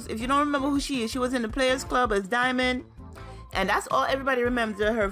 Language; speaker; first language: English; native; English